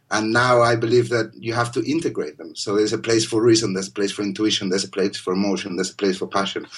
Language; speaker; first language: English; non-native, fluent; Spanish